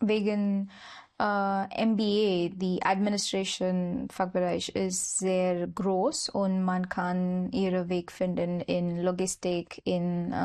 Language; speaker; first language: German; non-native, learner; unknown